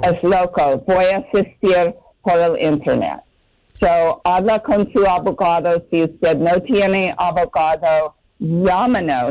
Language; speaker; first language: Spanish; non-native, learner; English